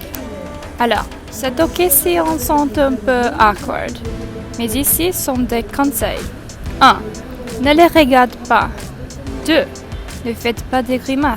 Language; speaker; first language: French; non-native, learner; English